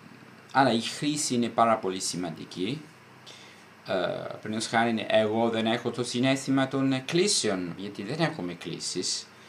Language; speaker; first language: Greek; non-native, fluent; Italian